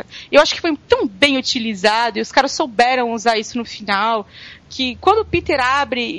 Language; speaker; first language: Portuguese; native; Portuguese